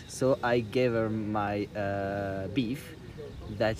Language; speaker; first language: English; non-native, fluent; French